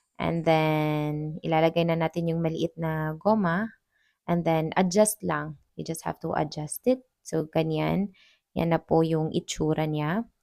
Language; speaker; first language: Filipino; non-native, local second language; Cebuano